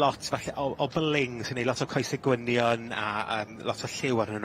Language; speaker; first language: Welsh; native; Welsh